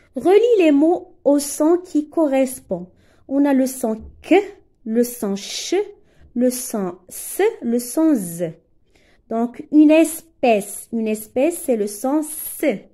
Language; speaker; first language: French; non-native, local second language; Arabic